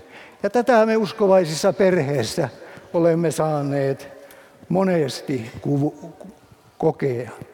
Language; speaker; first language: Finnish; native; Finnish